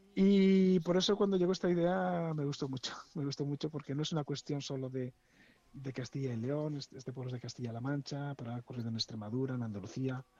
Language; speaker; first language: Spanish; native; Spanish